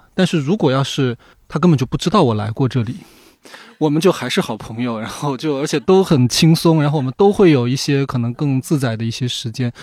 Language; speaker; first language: Chinese; native; Chinese